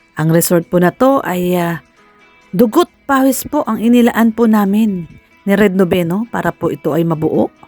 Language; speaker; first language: Filipino; native; Filipino